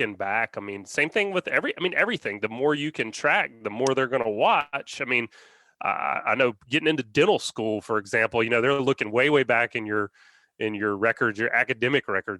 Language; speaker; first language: English; native; English